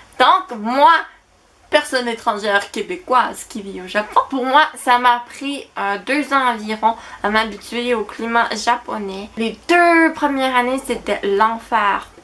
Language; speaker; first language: French; native; French